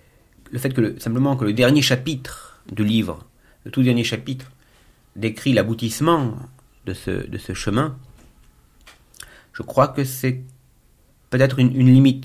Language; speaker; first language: French; native; French